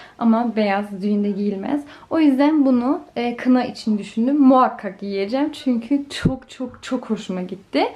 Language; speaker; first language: Turkish; early bilingual, heritage; Turkish